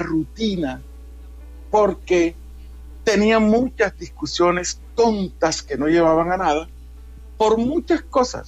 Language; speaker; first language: Spanish; native; Spanish